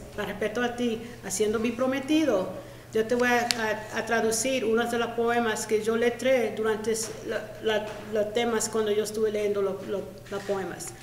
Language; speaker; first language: Spanish; early bilingual, heritage; Spanish